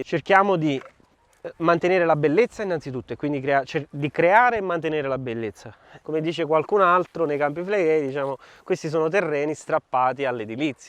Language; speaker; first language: Italian; native; Italian